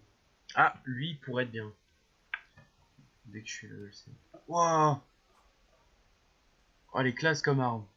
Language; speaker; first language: French; native; French